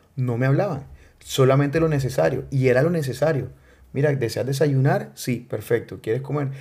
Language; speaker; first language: Spanish; native; Spanish